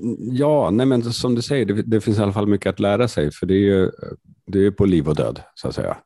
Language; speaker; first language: Swedish; native; Swedish